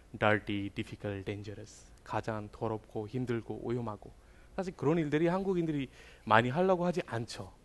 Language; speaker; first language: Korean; non-native, fluent; Bangla